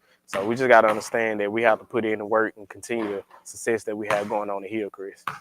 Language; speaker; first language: English; native; English